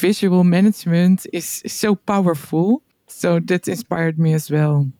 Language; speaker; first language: English; non-native, fluent; Dutch